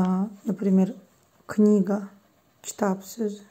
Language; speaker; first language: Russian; non-native, fluent; Azerbaijani